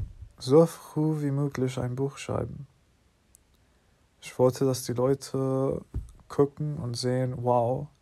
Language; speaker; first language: German; non-native, learner; English